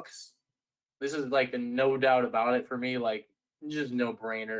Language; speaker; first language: English; native; English